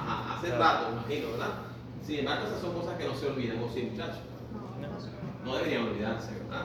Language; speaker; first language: Spanish; native; Spanish